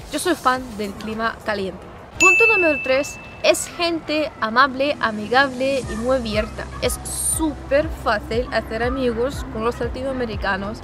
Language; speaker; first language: Spanish; non-native, fluent; Russian